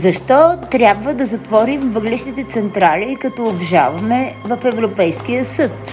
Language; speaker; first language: Bulgarian; native; Bulgarian